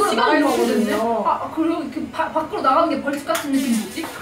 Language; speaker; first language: Korean; native; Korean